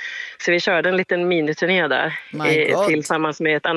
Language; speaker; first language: Swedish; native; Swedish